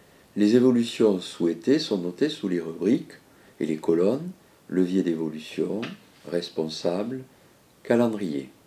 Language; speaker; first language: French; native; French